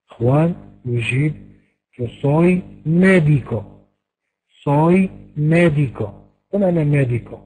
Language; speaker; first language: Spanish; non-native, fluent; Arabic